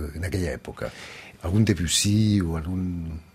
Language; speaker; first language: Spanish; native; Spanish